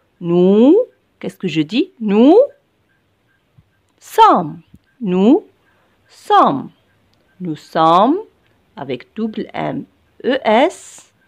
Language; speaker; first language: French; non-native, local second language; Arabic